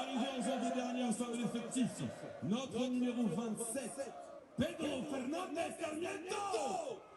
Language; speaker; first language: French; native; French